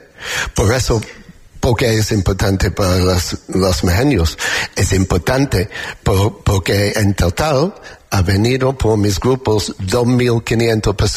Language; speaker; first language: Spanish; non-native, learner; English